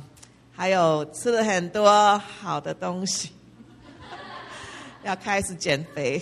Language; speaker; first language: Chinese; early bilingual, heritage; English